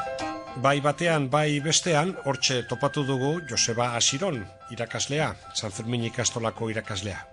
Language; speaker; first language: Basque; native; Basque